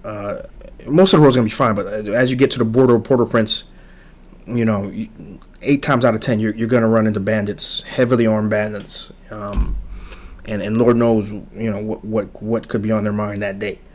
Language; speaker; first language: English; early bilingual, other home language; Haitian Creole